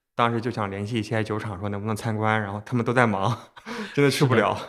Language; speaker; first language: Chinese; native; Chinese